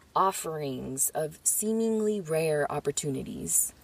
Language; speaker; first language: English; early bilingual, other home language; Spanish